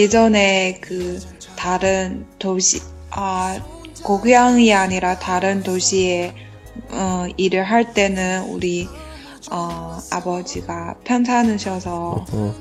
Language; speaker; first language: Korean; non-native, learner; Chinese